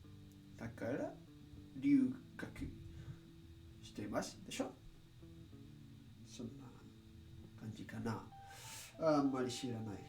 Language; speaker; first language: Japanese; non-native, learner; English